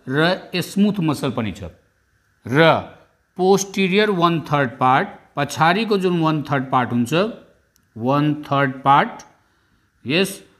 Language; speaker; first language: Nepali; non-native, local second language; Bhojpuri